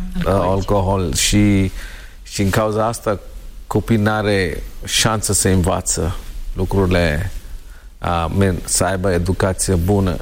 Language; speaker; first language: Romanian; non-native, learner; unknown